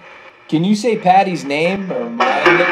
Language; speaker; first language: English; native; English